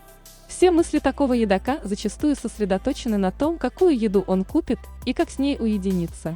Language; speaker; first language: Russian; native; Russian